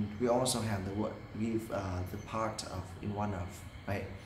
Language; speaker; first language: English; non-native, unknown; Vietnamese